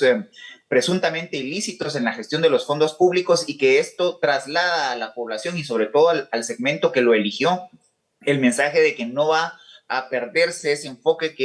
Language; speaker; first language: Spanish; native; Spanish